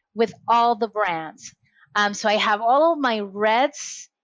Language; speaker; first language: English; non-native, fluent; Spanish